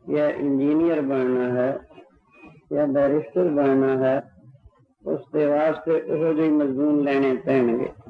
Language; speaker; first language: Hindi; non-native, local second language; Punjabi